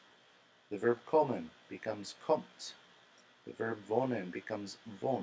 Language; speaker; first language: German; non-native, fluent; English